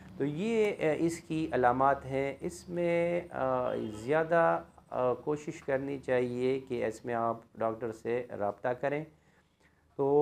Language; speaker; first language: Urdu; non-native, local second language; Pashto